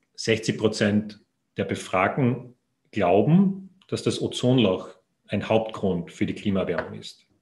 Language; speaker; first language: German; native; German